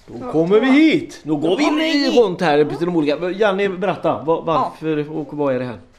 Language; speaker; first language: Swedish; native; Swedish